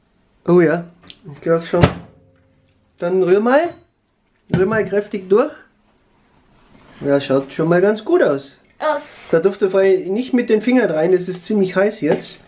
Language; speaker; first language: German; native; German